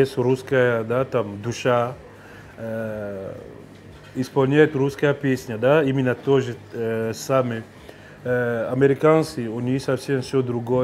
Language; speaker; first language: Russian; non-native, fluent; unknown